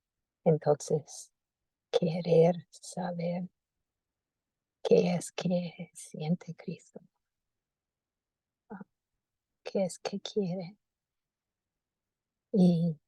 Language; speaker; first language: Spanish; non-native, fluent; English